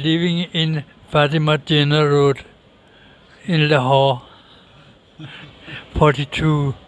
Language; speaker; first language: English; non-native, learner; Danish